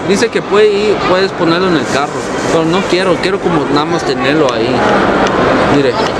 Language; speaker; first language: Spanish; early bilingual, heritage; Spanish